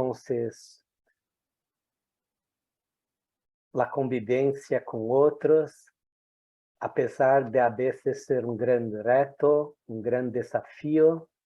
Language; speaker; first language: Spanish; non-native, fluent; Portuguese